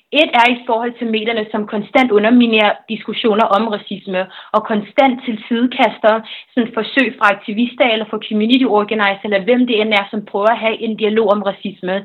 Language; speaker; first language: Danish; early bilingual, other home language; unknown